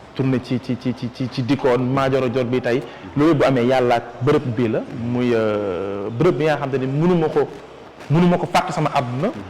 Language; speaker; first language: Wolof; native; Wolof